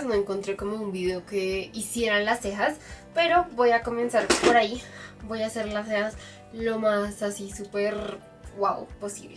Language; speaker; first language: Spanish; native; Spanish